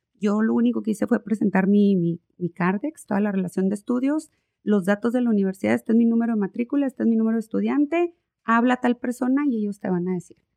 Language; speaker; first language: Spanish; native; Spanish